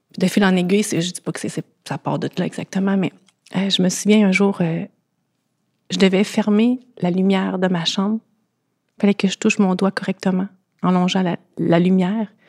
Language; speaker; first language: French; native; French